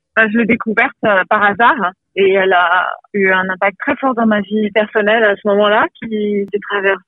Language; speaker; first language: French; native; French